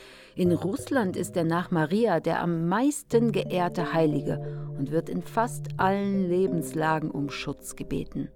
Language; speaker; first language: German; native; German